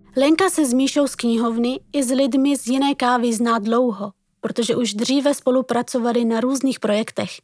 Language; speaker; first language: Czech; early bilingual, other home language; Persian